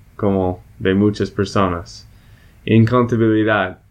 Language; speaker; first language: Spanish; non-native, fluent; English